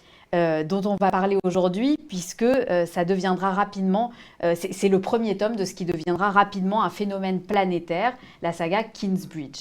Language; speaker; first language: French; native; French